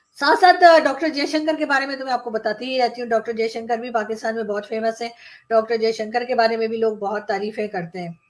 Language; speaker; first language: Hindi; native; Hindi